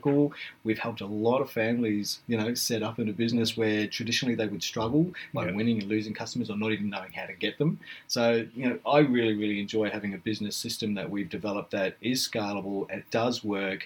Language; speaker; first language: English; native; English